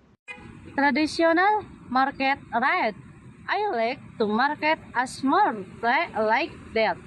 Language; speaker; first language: English; non-native, learner; Indonesian